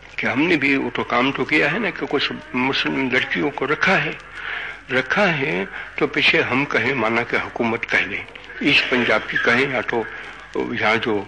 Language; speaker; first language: Hindi; non-native, local second language; Gujarati